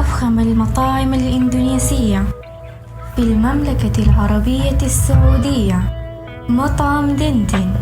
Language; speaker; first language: Arabic; non-native, learner; Indonesian